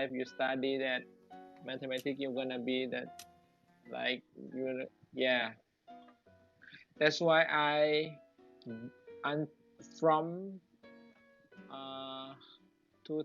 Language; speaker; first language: English; non-native, learner; Thai